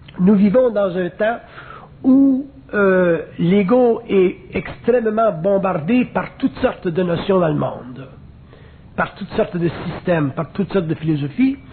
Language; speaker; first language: French; native; French